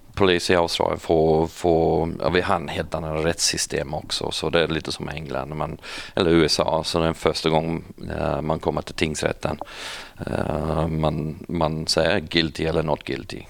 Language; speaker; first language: Swedish; non-native, fluent; English